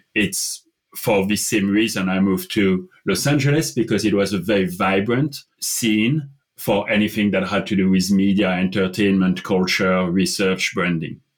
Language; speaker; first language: English; non-native, fluent; French